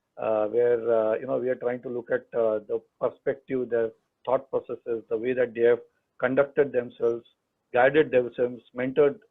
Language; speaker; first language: English; non-native, local second language; Marathi